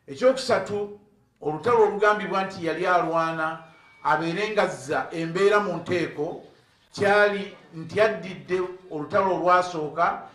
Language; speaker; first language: English; non-native, local second language; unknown